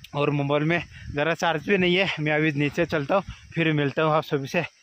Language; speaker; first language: Hindi; non-native, local second language; Assamese